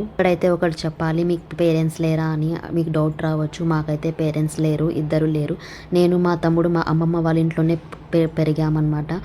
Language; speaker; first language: Telugu; non-native, local second language; Urdu